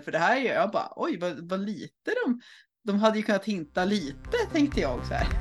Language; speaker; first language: Swedish; native; Swedish